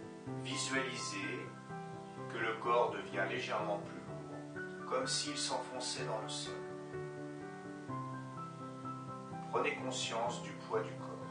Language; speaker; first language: French; native; French